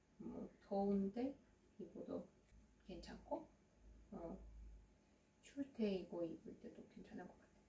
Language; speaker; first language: Korean; non-native, fluent; Russian